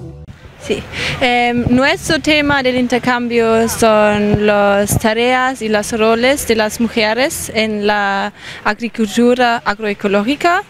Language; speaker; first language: Spanish; non-native, fluent; German